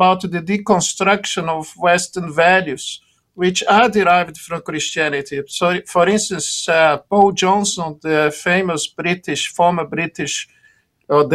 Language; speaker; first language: English; non-native, fluent; Portuguese